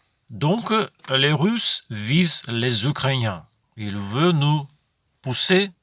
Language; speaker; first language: French; non-native, fluent; Ukrainian